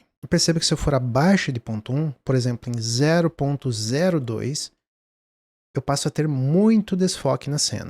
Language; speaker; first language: Portuguese; native; Portuguese